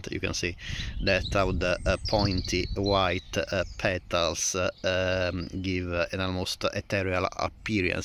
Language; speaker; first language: English; non-native, fluent; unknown